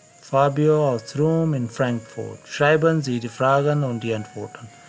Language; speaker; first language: German; non-native, learner; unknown